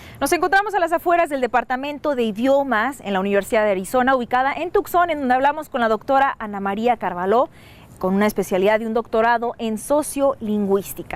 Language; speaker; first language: Spanish; native; Spanish